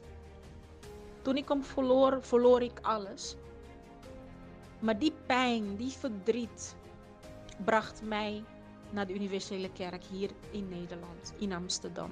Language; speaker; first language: Dutch; non-native, fluent; Portuguese